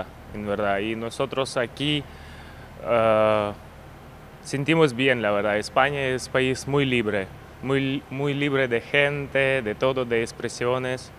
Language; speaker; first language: Spanish; non-native, learner; Ukrainian